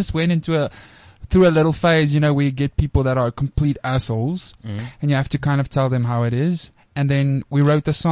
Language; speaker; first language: English; non-native, local second language; Afrikaans